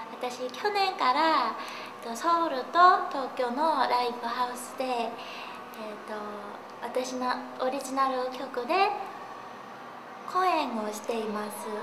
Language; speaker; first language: Japanese; non-native, learner; Korean